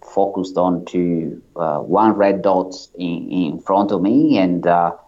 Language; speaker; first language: English; non-native, fluent; Italian